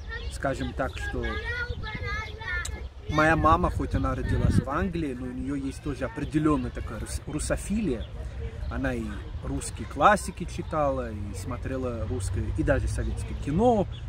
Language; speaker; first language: Russian; non-native, fluent; English